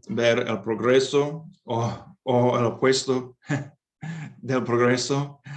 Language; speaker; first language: Spanish; non-native, fluent; English